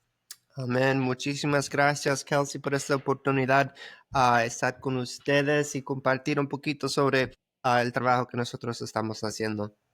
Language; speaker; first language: Spanish; early bilingual, heritage; Spanish